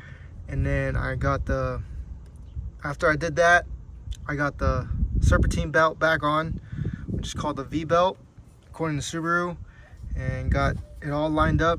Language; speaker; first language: English; native; English